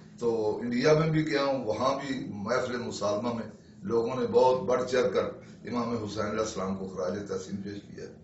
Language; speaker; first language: Urdu; non-native, local second language; Punjabi